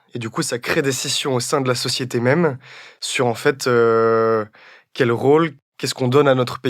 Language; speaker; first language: French; native; French